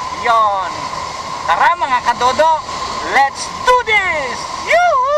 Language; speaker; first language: Filipino; non-native, local second language; Cebuano